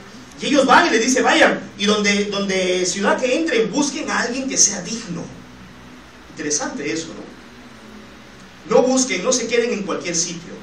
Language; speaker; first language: Spanish; native; Spanish